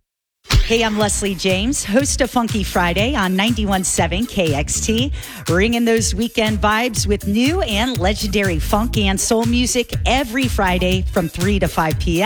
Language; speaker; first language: English; native; English